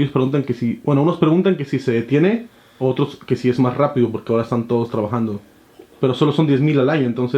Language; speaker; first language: Spanish; native; Spanish